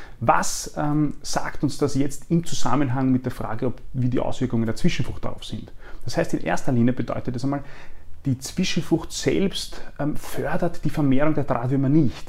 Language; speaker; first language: German; native; German